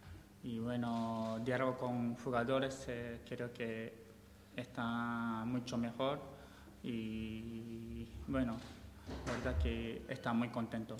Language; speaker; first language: Spanish; non-native, learner; Japanese